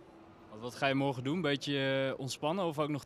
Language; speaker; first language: Dutch; native; Dutch